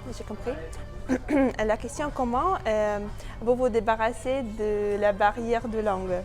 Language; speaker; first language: French; non-native, fluent; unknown